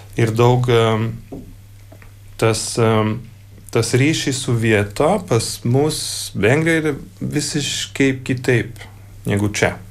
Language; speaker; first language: Lithuanian; non-native, learner; Hungarian